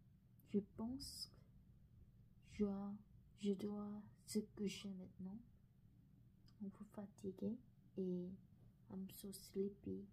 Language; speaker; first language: French; non-native, learner; Korean